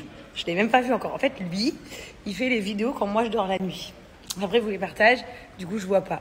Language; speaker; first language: French; native; French